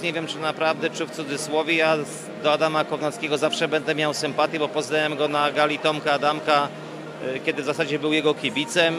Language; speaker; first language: Polish; native; Polish